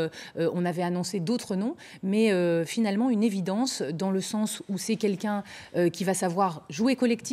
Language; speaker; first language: French; native; French